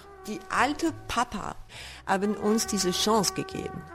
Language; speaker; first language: German; non-native, fluent; French